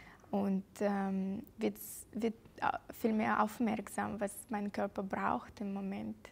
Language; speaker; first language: German; non-native, fluent; Russian